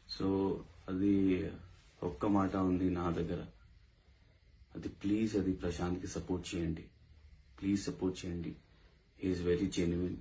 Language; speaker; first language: Telugu; non-native, local second language; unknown